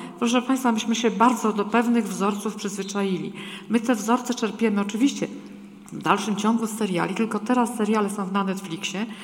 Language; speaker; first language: Polish; native; Polish